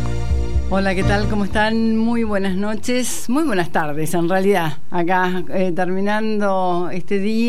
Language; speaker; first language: Spanish; native; Spanish